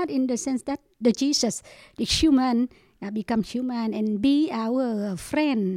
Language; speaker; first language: English; non-native, learner; Vietnamese